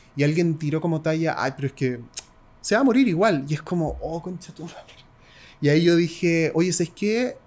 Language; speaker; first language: Spanish; native; Spanish